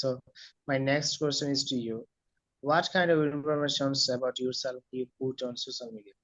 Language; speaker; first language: English; non-native, learner; Bangla